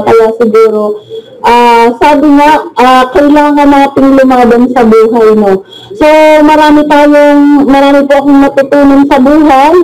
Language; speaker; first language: Filipino; native; Filipino